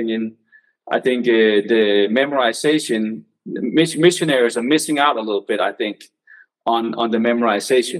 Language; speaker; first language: English; non-native, fluent; Danish